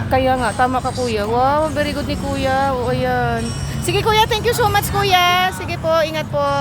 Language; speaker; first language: Filipino; non-native, local second language; Hiligaynon